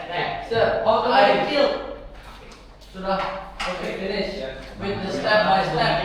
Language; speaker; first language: English; non-native, learner; Indonesian